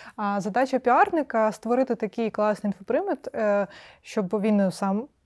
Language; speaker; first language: Ukrainian; native; Ukrainian